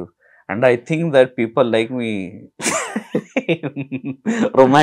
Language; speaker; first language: Telugu; non-native, learner; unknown